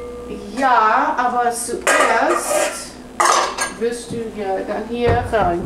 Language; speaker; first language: German; non-native, learner; English